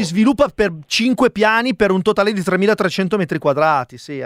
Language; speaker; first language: Italian; native; Italian